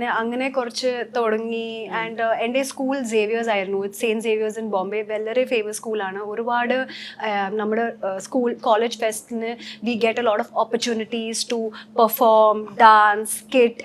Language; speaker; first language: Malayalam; non-native, local second language; Hindi